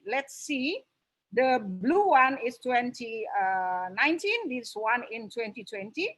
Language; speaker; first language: English; non-native, local second language; Indonesian